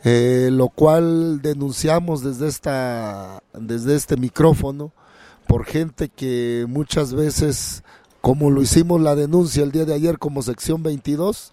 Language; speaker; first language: Spanish; native; Spanish